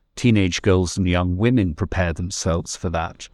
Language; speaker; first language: English; native; English